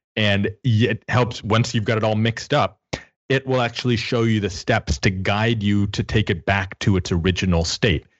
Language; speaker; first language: English; native; English